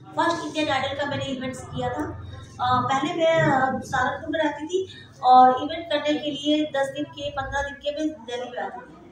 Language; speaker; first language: Hindi; native; Hindi